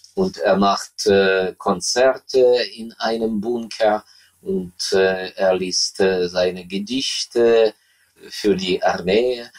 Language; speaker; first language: German; non-native, fluent; Ukrainian